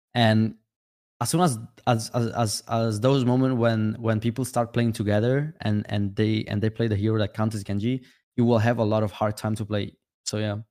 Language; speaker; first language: English; non-native, fluent; Vietnamese